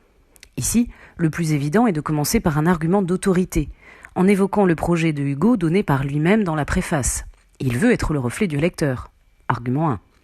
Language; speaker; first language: French; native; French